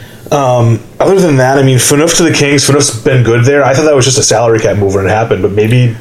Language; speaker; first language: English; native; English